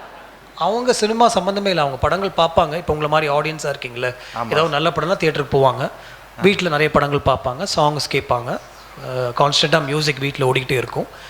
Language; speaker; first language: Tamil; non-native, local second language; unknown